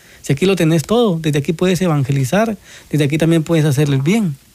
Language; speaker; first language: Spanish; native; Spanish